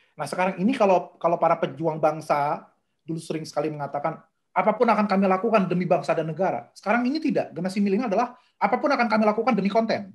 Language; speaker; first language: Indonesian; native; Indonesian